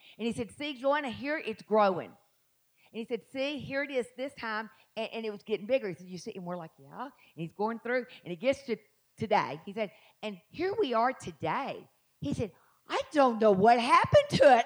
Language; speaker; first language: English; native; English